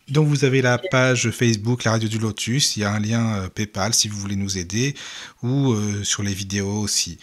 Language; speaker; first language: French; native; French